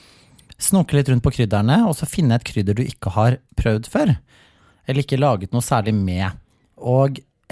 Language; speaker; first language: Norwegian; native; Norwegian